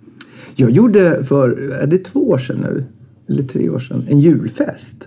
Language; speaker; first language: Swedish; native; Swedish